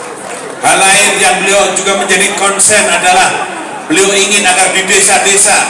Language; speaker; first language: Indonesian; native; Indonesian